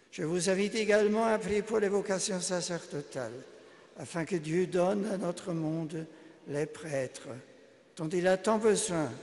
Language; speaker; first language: French; non-native, fluent; German